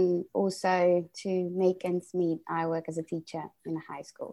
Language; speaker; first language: English; non-native, fluent; Spanish